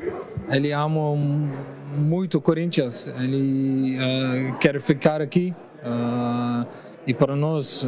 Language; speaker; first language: Portuguese; non-native, learner; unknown